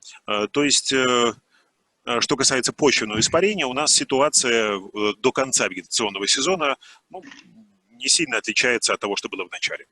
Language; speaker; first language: Russian; native; Russian